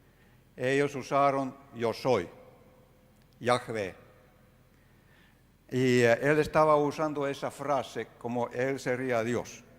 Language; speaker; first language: Spanish; non-native, fluent; Finnish